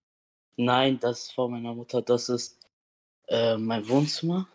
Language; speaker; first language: German; non-native, learner; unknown